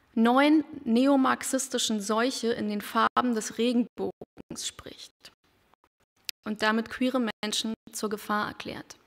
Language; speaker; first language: German; native; German